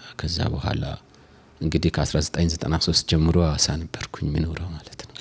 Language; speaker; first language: Amharic; non-native, local second language; Wolaytta